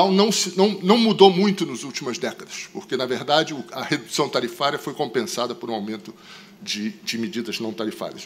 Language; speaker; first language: Portuguese; native; Portuguese